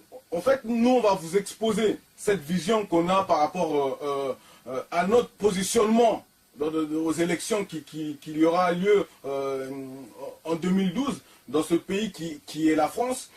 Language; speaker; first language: French; non-native, local second language; Lingala